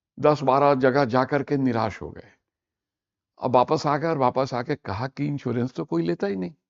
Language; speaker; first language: Hindi; native; Hindi